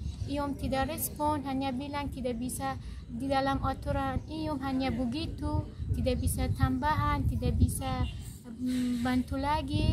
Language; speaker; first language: Indonesian; non-native, learner; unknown